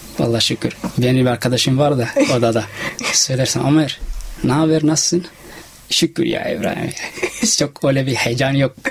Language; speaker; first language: Turkish; non-native, fluent; Somali